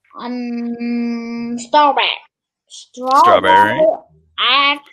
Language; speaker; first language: English; non-native, learner; Turkish